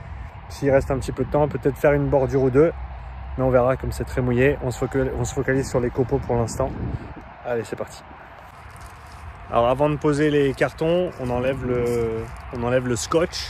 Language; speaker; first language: French; native; French